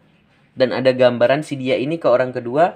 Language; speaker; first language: Indonesian; native; Indonesian